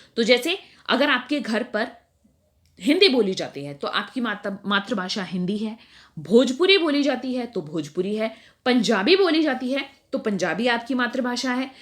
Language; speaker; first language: Hindi; native; Hindi